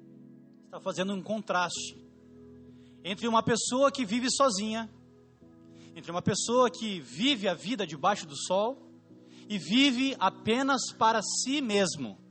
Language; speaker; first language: Portuguese; native; Portuguese